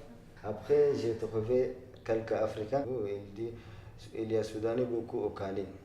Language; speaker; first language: French; non-native, learner; Arabic